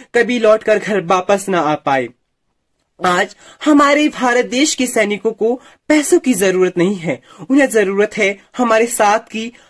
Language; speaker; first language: Hindi; native; Hindi